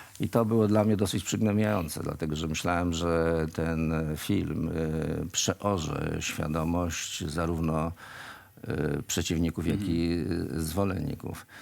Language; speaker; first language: Polish; native; Polish